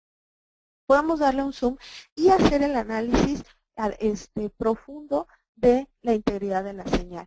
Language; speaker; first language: Spanish; native; Spanish